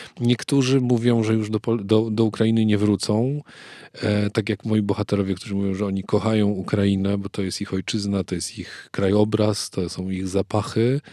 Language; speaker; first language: Polish; native; Polish